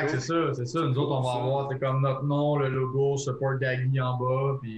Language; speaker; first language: French; native; French